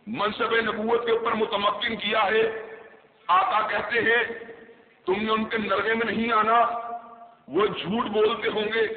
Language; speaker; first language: Urdu; non-native, local second language; Punjabi